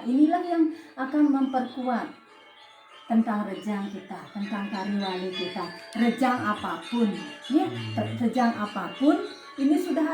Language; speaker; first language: Indonesian; non-native, local second language; Balinese